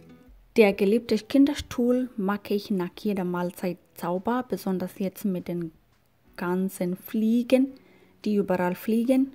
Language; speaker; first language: German; non-native, fluent; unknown